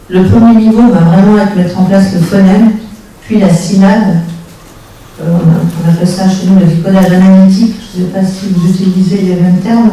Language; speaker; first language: French; native; French